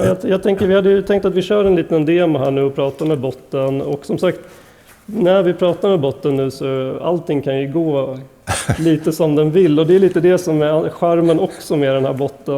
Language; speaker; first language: Swedish; native; Swedish